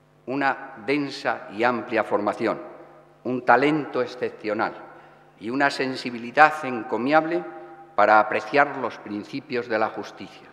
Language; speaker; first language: Spanish; native; Spanish